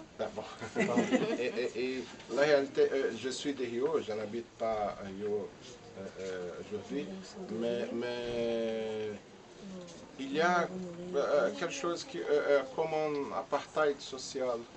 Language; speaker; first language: French; non-native, learner; Portuguese